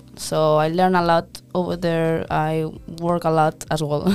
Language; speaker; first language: English; non-native, fluent; Spanish